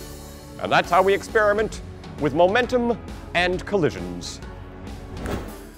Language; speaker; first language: English; native; English